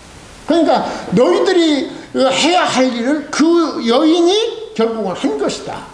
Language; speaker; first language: Korean; native; Korean